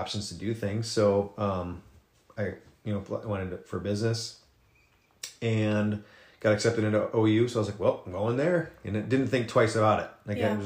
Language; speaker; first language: English; native; English